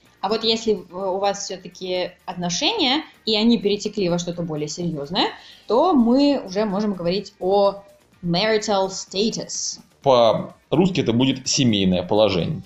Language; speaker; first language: Russian; native; Russian